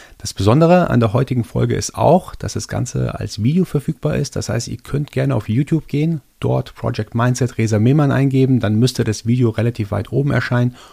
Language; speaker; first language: German; early bilingual, other home language; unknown